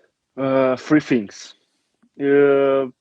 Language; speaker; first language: English; non-native, learner; Romanian